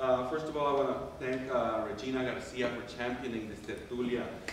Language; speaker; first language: English; non-native, fluent; Spanish